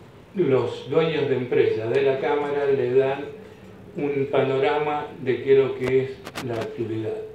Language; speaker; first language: Spanish; native; Spanish